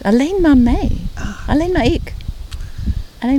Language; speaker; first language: Dutch; early bilingual, heritage; Dutch